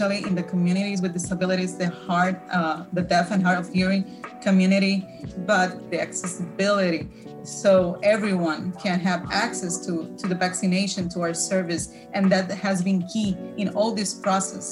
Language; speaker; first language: English; non-native, fluent; Spanish